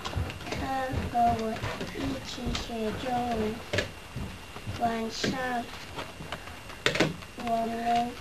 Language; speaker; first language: Chinese; early bilingual, heritage; English